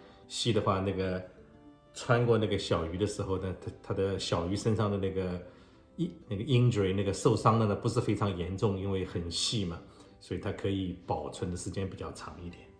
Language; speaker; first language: Chinese; native; Chinese